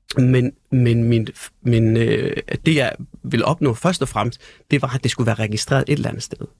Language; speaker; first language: Danish; early bilingual, other home language; Persian